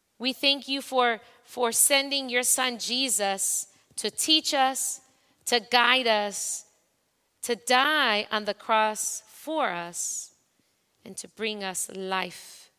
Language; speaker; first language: English; non-native, fluent; Spanish